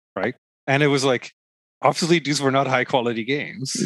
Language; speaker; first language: English; non-native, fluent; Dutch